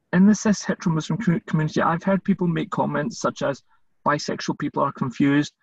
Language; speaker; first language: English; native; English